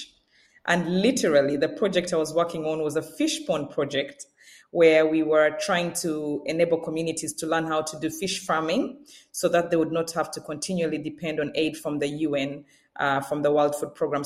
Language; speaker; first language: English; non-native, local second language; Ganda